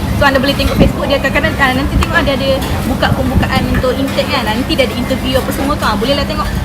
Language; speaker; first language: Malay; native; Malay